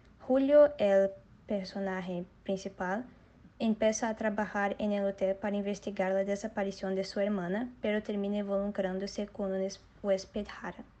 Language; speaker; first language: Spanish; non-native, learner; Portuguese